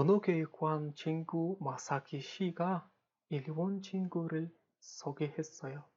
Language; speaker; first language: Korean; non-native, fluent; Kazakh